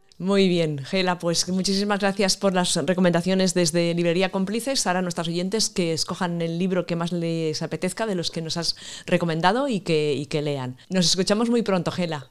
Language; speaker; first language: Spanish; native; Spanish